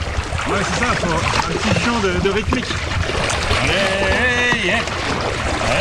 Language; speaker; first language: French; native; French